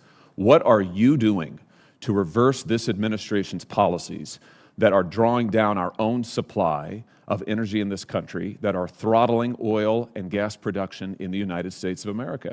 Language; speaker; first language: English; native; English